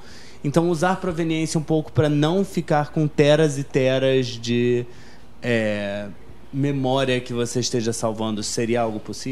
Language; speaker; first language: Portuguese; native; Portuguese